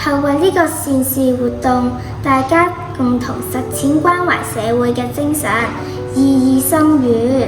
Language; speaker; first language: Cantonese; native; Cantonese